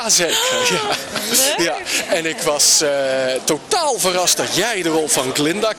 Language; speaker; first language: Dutch; native; Dutch